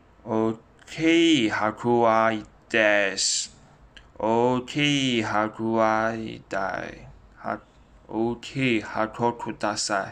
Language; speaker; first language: Japanese; non-native, learner; Chinese